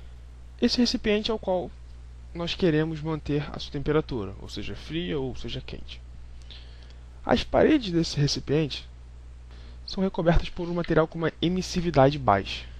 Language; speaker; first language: Portuguese; native; Portuguese